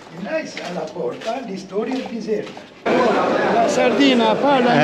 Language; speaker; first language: Italian; non-native, learner; Arabic